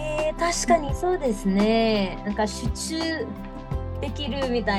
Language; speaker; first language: Japanese; non-native, fluent; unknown